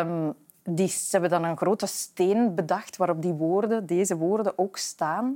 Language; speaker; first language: Dutch; native; Dutch